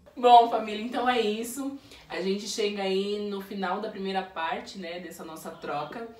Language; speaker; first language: Portuguese; native; Portuguese